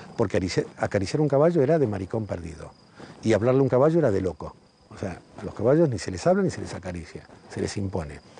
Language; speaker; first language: Spanish; native; Spanish